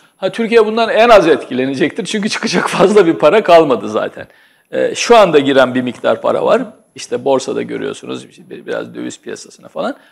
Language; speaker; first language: Turkish; native; Turkish